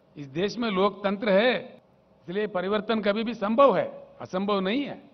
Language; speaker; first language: Hindi; non-native, local second language; Telugu